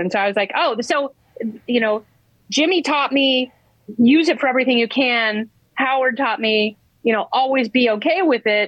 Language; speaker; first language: English; native; English